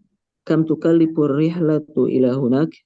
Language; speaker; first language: Arabic; non-native, learner; Indonesian